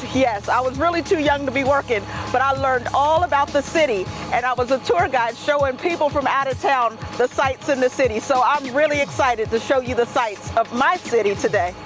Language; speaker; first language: English; native; English